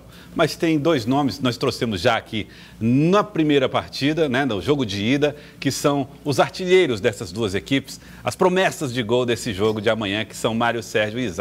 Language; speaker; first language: Portuguese; native; Portuguese